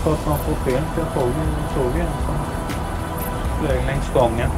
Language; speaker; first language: Swedish; native; Swedish